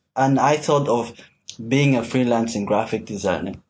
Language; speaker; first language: English; non-native, fluent; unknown